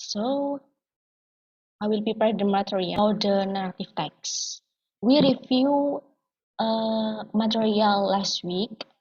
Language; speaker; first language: English; non-native, learner; Indonesian